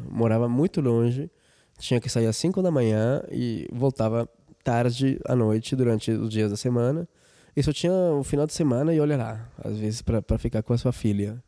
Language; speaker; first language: Portuguese; non-native, fluent; Spanish